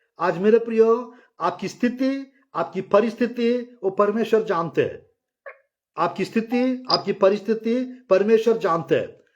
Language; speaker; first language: Hindi; non-native, local second language; Telugu